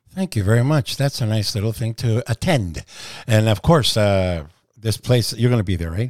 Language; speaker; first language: English; early bilingual, other home language; Italian